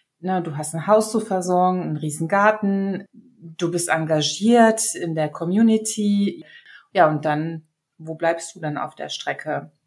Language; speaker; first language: German; early bilingual, other home language; Serbian